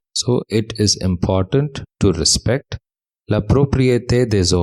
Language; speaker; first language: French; non-native, fluent; English